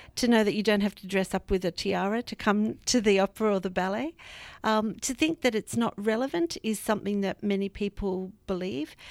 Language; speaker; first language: English; native; English